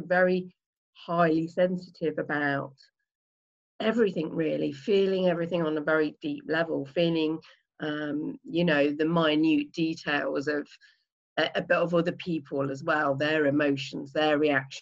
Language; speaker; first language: English; native; English